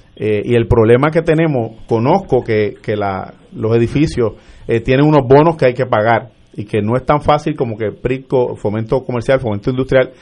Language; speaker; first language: Spanish; native; Spanish